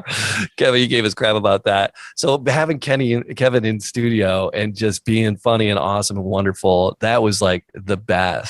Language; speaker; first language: English; native; English